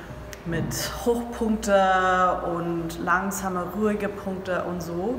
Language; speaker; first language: German; non-native, learner; English